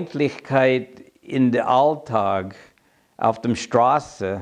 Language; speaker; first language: German; non-native, fluent; English